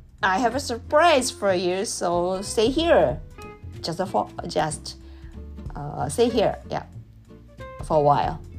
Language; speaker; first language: English; non-native, learner; Japanese